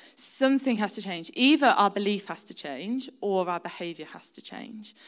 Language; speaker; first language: English; native; English